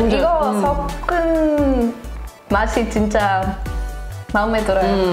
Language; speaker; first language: Korean; non-native, learner; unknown